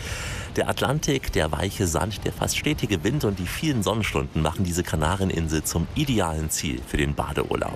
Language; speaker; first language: German; native; German